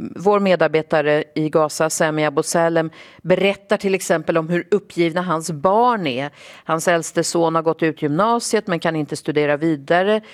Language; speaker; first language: Swedish; native; Swedish